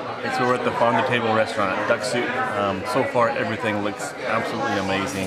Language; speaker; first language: English; native; English